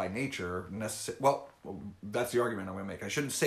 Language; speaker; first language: English; native; English